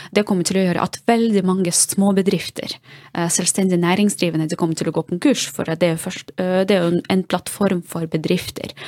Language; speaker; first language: Norwegian; non-native, fluent; Russian